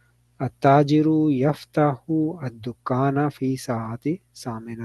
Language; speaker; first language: Arabic; non-native, fluent; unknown